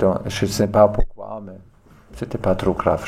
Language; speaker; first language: French; non-native, learner; German